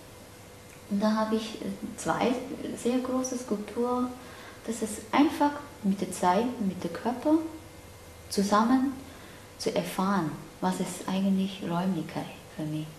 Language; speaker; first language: German; non-native, learner; Cantonese